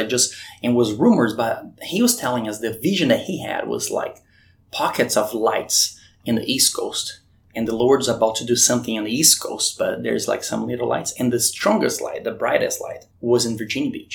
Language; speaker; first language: English; non-native, fluent; Portuguese